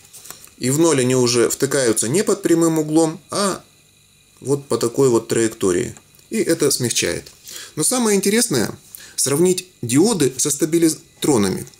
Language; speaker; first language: Russian; native; Russian